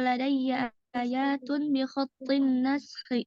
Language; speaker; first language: Arabic; non-native, learner; Indonesian